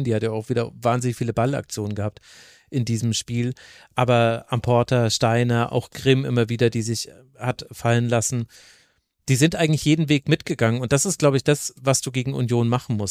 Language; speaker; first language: German; native; German